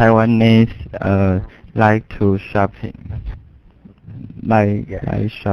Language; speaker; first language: English; non-native, learner; Chinese